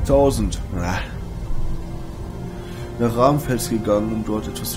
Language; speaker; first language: German; native; German